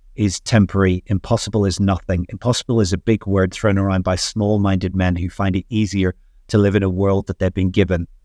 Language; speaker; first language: English; native; English